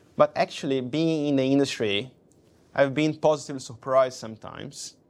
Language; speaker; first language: English; non-native, fluent; Portuguese